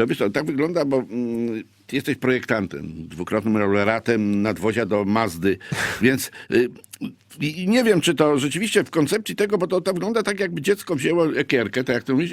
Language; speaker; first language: Polish; native; Polish